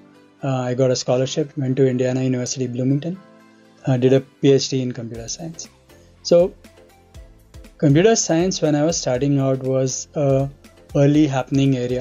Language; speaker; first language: English; non-native, local second language; Hindi